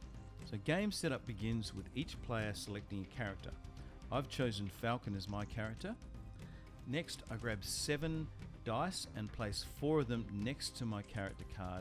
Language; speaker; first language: English; native; English